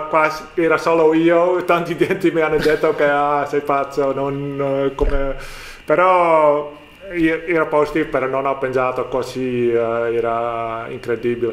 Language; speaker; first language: Italian; non-native, learner; Dutch